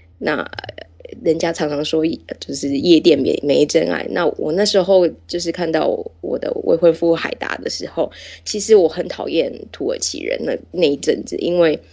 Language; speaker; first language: Chinese; native; Chinese